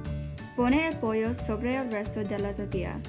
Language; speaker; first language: Spanish; non-native, learner; English